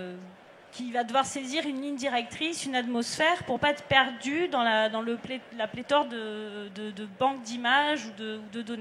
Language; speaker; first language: French; native; French